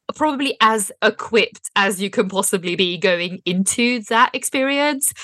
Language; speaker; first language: English; non-native, fluent; Dutch